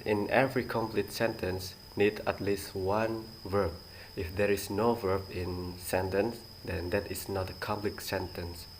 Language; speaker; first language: English; non-native, learner; Indonesian